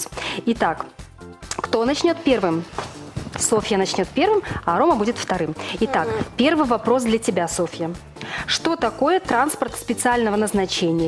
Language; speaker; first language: Russian; native; Russian